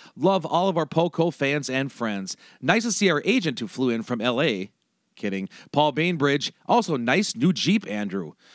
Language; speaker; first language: English; native; English